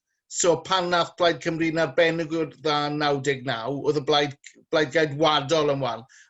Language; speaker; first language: Welsh; native; Welsh